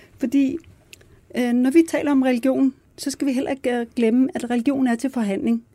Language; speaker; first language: Danish; early bilingual, other home language; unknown